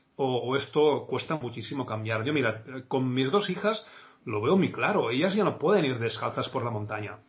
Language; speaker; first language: Spanish; non-native, local second language; Catalan